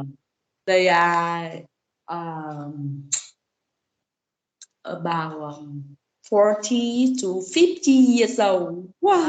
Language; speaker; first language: English; non-native, learner; Vietnamese